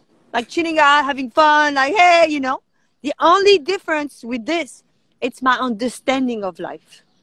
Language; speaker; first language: English; non-native, fluent; French